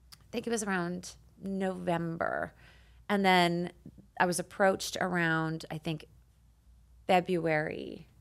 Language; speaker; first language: English; native; English